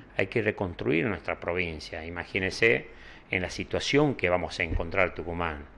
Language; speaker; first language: Spanish; native; Spanish